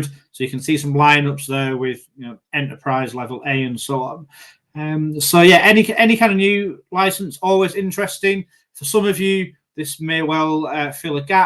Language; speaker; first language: English; native; English